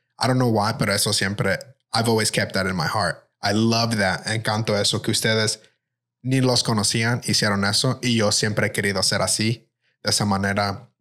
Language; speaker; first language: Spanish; early bilingual, heritage; Spanish